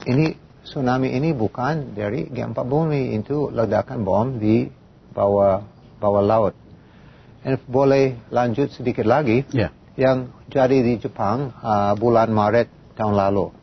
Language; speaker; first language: Indonesian; non-native, fluent; English